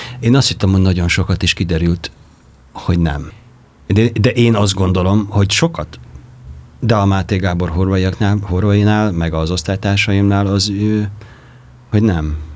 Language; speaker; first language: Hungarian; native; Hungarian